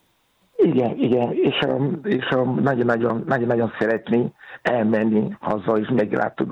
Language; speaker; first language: Hungarian; non-native, fluent; Yoruba